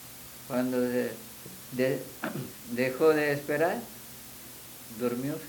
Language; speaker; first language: Spanish; non-native, fluent; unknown